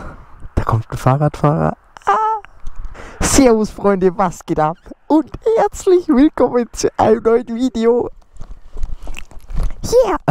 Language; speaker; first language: German; native; German